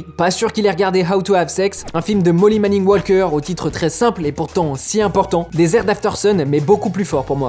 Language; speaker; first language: French; native; French